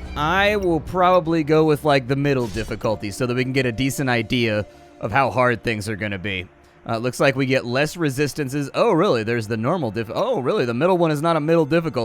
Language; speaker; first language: English; native; English